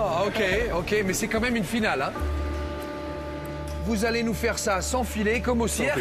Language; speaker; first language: French; native; French